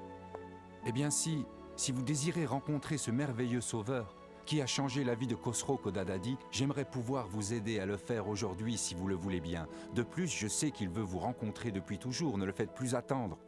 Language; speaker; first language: French; native; French